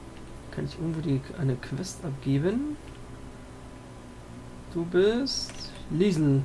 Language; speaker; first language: German; native; German